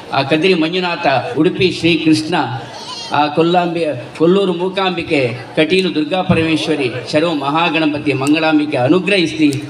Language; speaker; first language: Kannada; non-native, local second language; Tulu